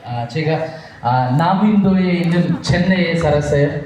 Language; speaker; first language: Korean; non-native, learner; Telugu